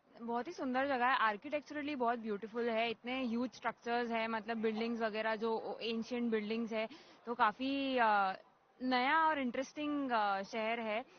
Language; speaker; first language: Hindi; non-native, local second language; Gujarati